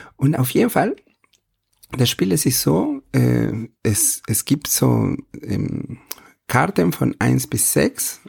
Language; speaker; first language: German; non-native, fluent; Spanish